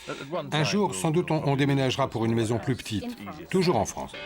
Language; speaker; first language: French; non-native, learner; English